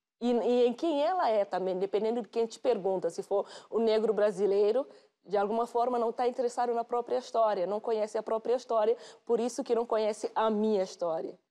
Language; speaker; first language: Portuguese; non-native, local second language; Upper Guinea Crioulo